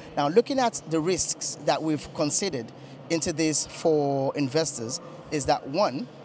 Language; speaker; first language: English; non-native, local second language; Yoruba